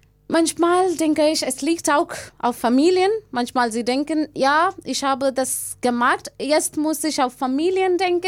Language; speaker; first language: German; non-native, learner; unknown